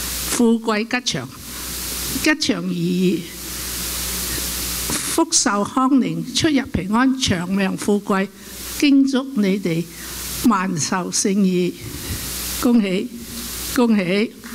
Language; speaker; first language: Cantonese; early bilingual, other home language; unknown